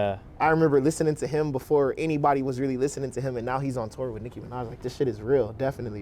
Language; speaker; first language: English; native; English